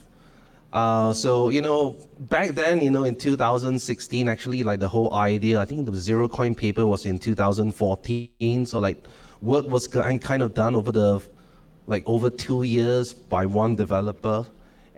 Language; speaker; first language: English; non-native, local second language; Cantonese